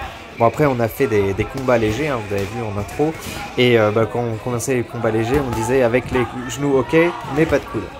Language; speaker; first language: French; native; French